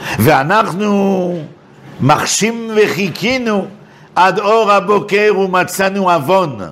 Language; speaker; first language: Hebrew; non-native, fluent; French